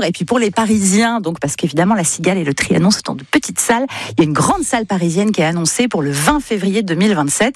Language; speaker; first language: French; native; French